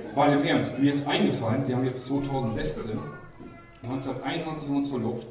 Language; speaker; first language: German; native; German